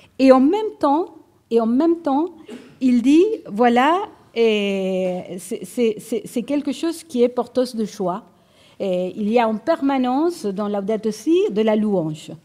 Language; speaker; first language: French; non-native, fluent; Spanish